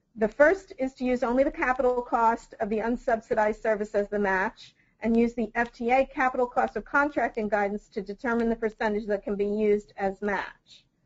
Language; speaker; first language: English; native; English